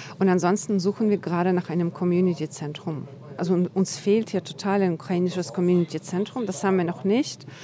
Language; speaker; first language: German; non-native, fluent; Ukrainian